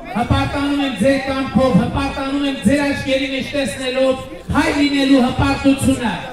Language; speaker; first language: Armenian; native; Armenian